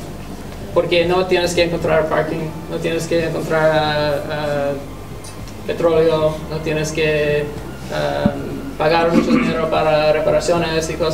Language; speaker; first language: Spanish; non-native, fluent; English